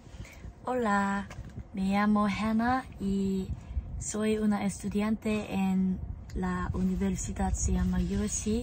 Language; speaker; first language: Spanish; non-native, learner; English